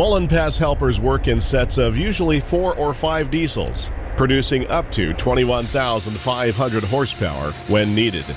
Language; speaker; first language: English; native; English